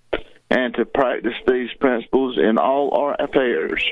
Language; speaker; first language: English; native; English